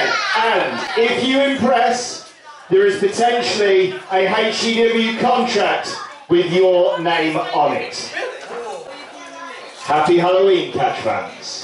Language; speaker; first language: English; native; English